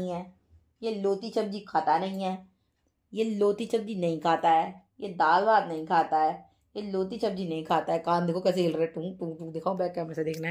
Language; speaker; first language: Hindi; native; Hindi